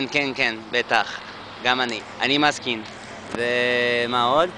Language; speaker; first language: Hebrew; non-native, learner; Portuguese